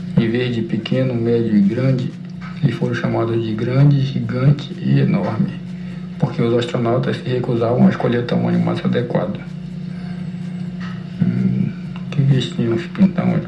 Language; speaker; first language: Portuguese; native; Portuguese